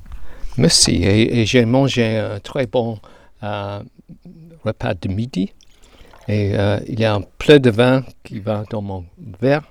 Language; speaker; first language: French; non-native, learner; English